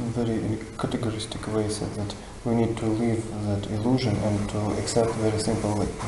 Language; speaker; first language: English; non-native, fluent; Russian